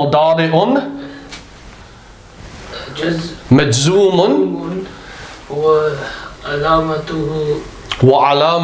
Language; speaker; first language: Arabic; non-native, fluent; English